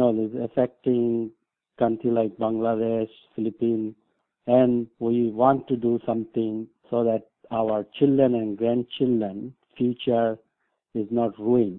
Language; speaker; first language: English; non-native, local second language; Bangla